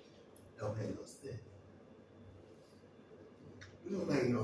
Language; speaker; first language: English; native; English